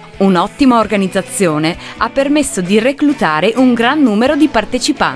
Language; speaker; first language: Italian; native; Italian